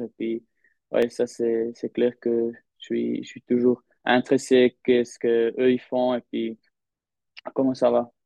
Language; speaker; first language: French; non-native, local second language; German